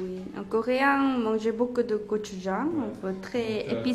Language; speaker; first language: French; non-native, learner; Korean